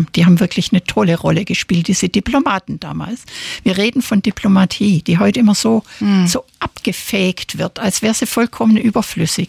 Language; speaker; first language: German; native; German